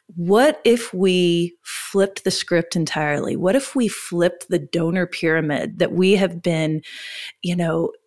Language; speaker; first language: English; native; English